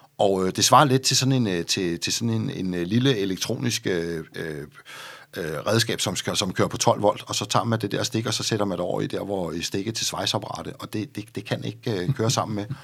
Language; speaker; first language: Danish; native; Danish